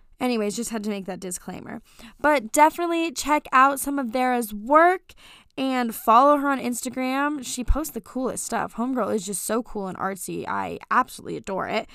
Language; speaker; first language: English; native; English